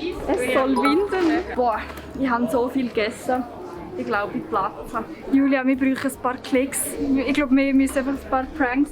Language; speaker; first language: German; native; German